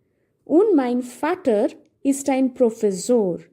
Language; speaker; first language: German; non-native, fluent; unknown